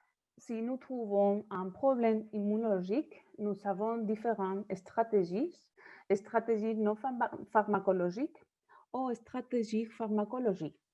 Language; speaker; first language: French; non-native, fluent; Spanish